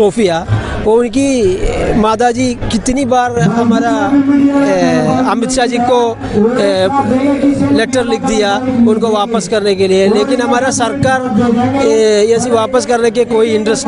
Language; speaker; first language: Hindi; non-native, local second language; Malayalam